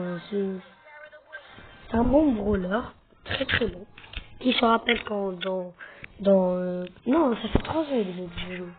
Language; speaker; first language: French; native; French